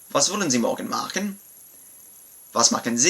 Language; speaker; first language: German; non-native, learner; English